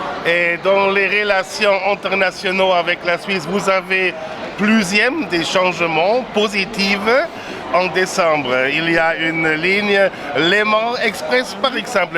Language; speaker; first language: French; non-native, learner; German